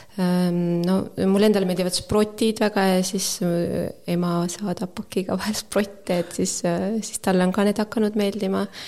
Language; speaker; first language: Estonian; native; Estonian